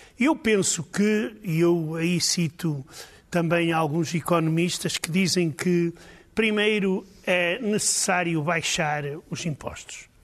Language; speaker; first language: Portuguese; native; Portuguese